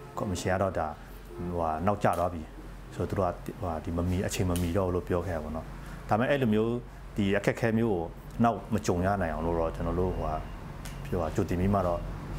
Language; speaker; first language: Burmese; non-native, local second language; Kachin